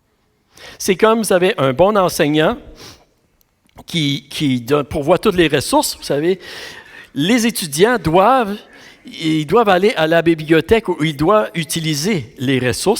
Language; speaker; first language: French; native; French